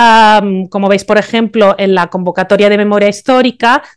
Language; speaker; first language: Spanish; native; Spanish